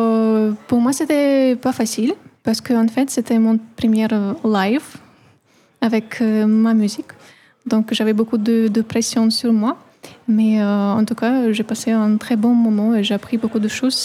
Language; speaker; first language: French; non-native, fluent; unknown